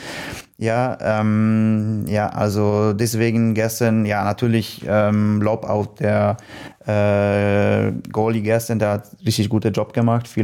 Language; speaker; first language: German; non-native, learner; Polish